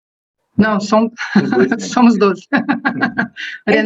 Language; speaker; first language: Portuguese; native; Portuguese